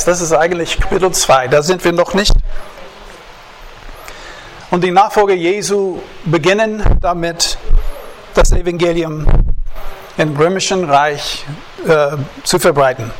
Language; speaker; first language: German; non-native, fluent; English